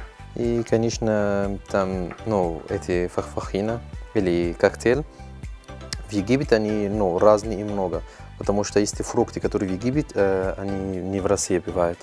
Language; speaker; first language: Russian; non-native, learner; Arabic